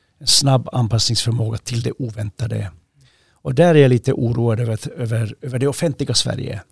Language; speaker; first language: Swedish; native; Swedish